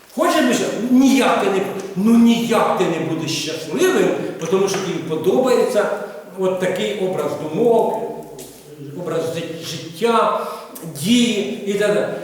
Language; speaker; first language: Ukrainian; non-native, local second language; Russian